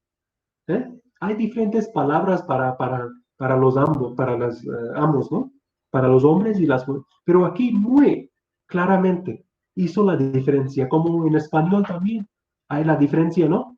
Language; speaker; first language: Spanish; non-native, fluent; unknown